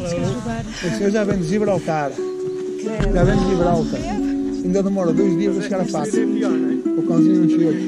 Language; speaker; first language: Portuguese; native; Portuguese